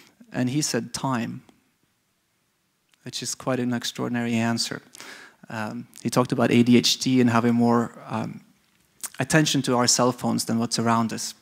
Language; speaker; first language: English; non-native, fluent; Norwegian